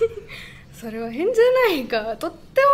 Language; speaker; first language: Japanese; non-native, learner; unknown